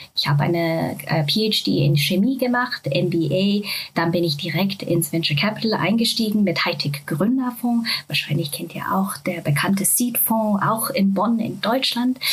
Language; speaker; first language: German; non-native, fluent; Japanese